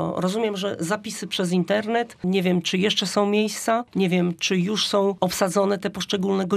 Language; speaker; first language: Polish; native; Polish